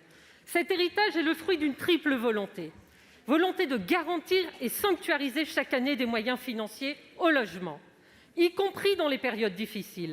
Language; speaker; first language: French; native; French